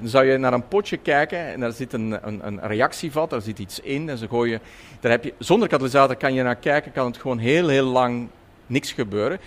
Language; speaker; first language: Dutch; native; Dutch